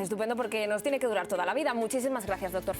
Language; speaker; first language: Spanish; native; Spanish